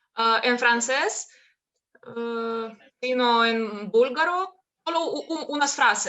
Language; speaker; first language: Spanish; non-native, fluent; Ukrainian